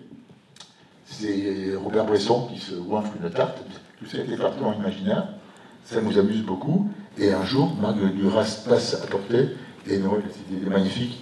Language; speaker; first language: French; native; French